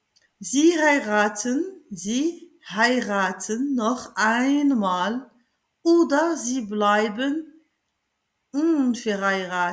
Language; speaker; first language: German; non-native, learner; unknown